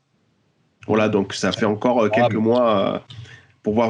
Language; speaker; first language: French; native; French